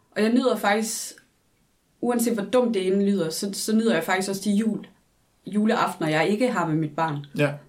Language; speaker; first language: Danish; early bilingual, other home language; English